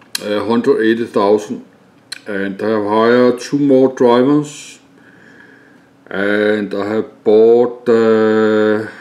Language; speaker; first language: English; non-native, learner; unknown